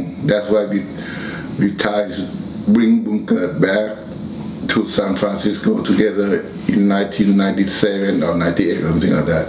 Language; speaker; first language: English; non-native, learner; Thai